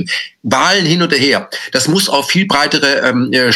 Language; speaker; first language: German; native; German